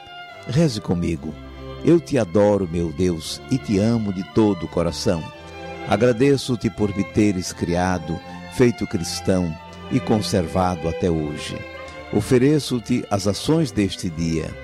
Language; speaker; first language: Portuguese; native; Portuguese